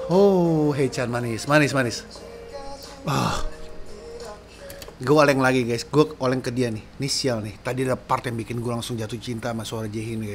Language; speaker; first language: Indonesian; native; Indonesian